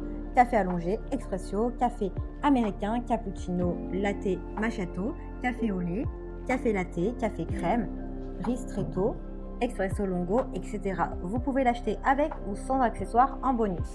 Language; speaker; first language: French; native; French